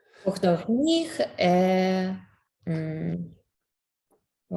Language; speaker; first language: French; non-native, learner; Spanish